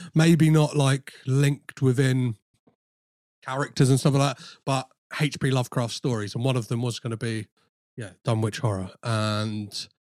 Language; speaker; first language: English; early bilingual, other home language; Greek